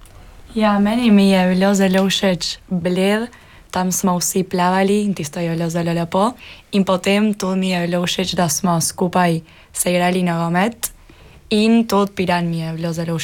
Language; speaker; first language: Slovenian; early bilingual, heritage; Spanish